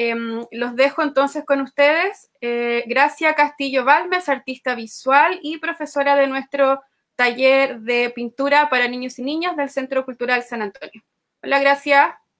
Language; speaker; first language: Spanish; native; Spanish